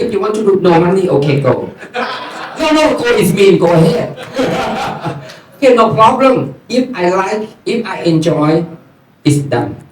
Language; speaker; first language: English; non-native, learner; Thai